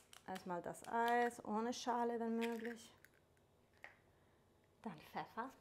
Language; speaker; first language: German; non-native, fluent; Italian